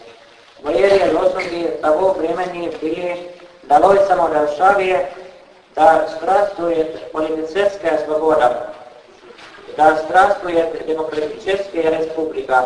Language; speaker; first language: Russian; non-native, fluent; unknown